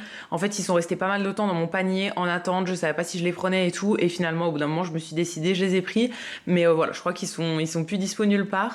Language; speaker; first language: French; native; French